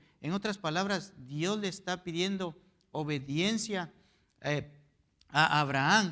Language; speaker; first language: Spanish; native; Spanish